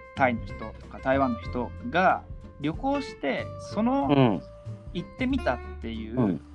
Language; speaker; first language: Japanese; native; Japanese